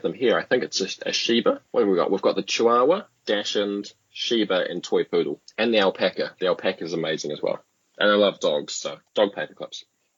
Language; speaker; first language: English; native; English